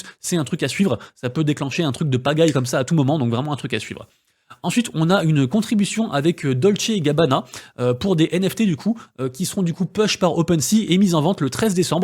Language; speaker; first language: French; native; French